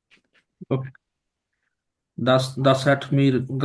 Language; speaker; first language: German; non-native, learner; Bangla